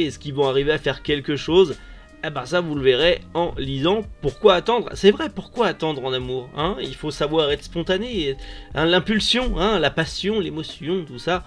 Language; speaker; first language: French; native; French